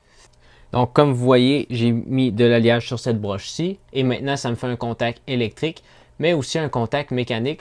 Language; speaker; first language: French; native; French